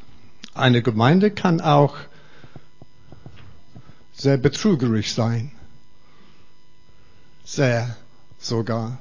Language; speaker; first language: German; non-native, fluent; English